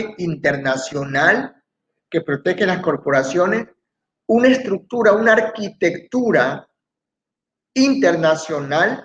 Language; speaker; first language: Spanish; native; Spanish